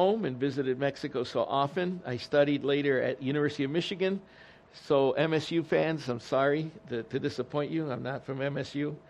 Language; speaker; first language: English; early bilingual, other home language; Spanish